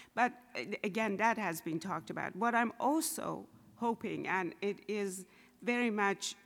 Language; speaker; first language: English; non-native, fluent; Persian